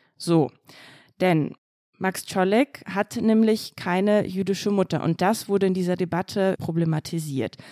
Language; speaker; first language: German; early bilingual, other home language; Russian